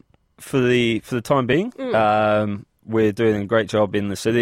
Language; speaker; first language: English; native; English